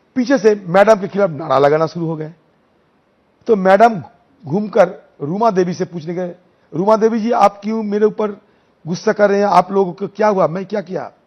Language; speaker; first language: Hindi; non-native, local second language; Bangla